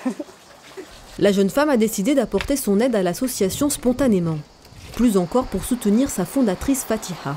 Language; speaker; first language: French; native; French